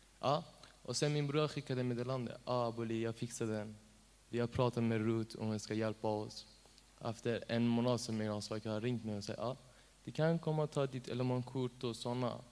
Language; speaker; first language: Swedish; non-native, learner; Persian